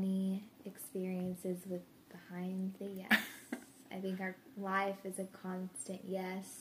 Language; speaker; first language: English; native; English